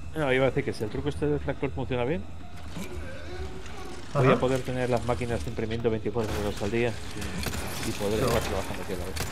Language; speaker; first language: Spanish; native; Spanish